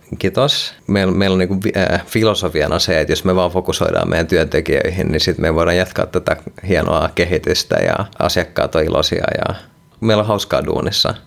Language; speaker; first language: Finnish; non-native, local second language; Swedish